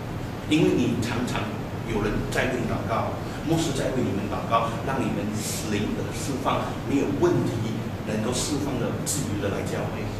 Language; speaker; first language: Chinese; native; Chinese